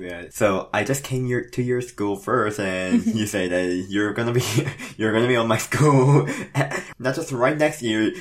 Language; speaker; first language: English; non-native, fluent; Korean